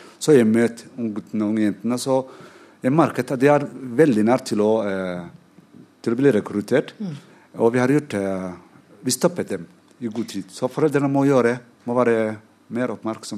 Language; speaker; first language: Norwegian; non-native, fluent; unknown